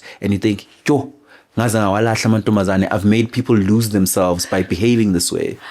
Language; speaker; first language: English; non-native, local second language; Zulu